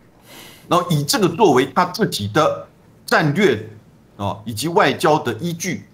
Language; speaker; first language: Chinese; native; Chinese